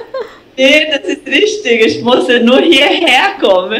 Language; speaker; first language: German; non-native, fluent; Portuguese